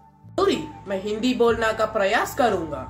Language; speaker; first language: Hindi; non-native, local second language; Tamil